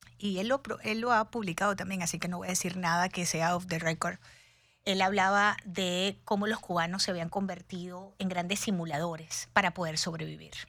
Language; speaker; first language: Spanish; native; Spanish